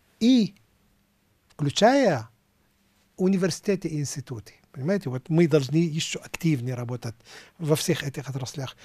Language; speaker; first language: Russian; non-native, fluent; Arabic